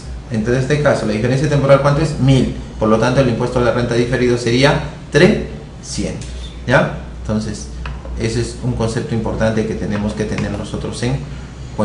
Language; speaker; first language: Spanish; native; Spanish